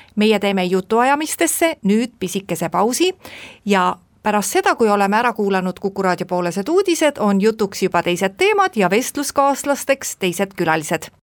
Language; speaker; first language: Estonian; native; Estonian